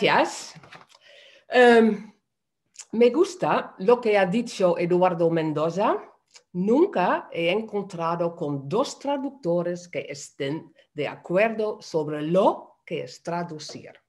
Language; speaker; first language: Spanish; non-native, fluent; Dutch